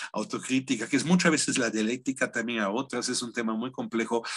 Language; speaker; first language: Spanish; non-native, fluent; German